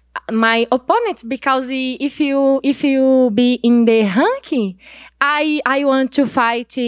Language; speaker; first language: English; non-native, learner; Portuguese